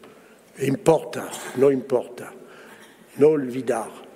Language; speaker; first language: Spanish; early bilingual, heritage; Spanish